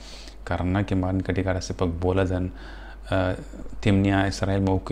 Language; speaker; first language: Indonesian; non-native, fluent; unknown